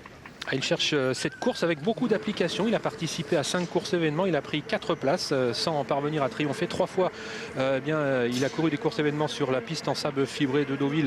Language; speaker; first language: French; native; French